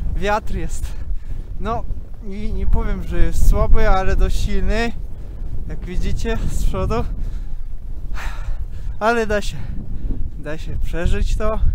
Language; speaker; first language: Polish; non-native, learner; Russian